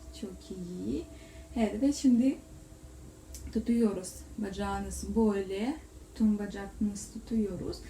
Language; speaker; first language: Turkish; non-native, learner; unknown